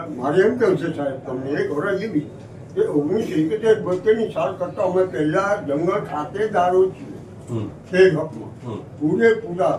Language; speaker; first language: Gujarati; non-native, local second language; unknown